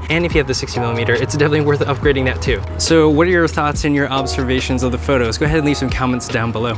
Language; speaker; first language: English; native; English